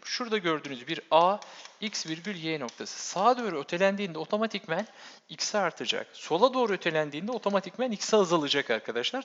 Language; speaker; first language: Turkish; native; Turkish